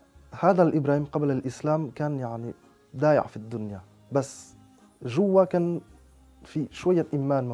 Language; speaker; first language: Arabic; non-native, fluent; French